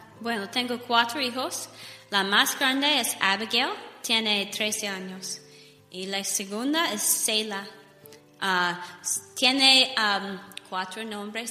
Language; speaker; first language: Spanish; non-native, learner; English